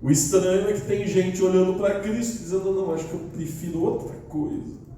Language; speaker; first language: Portuguese; native; Portuguese